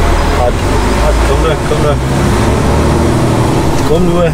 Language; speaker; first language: German; native; German